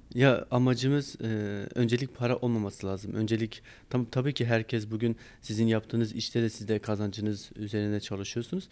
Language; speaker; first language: Turkish; non-native, local second language; Kurdish